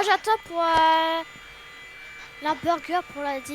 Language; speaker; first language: French; native; French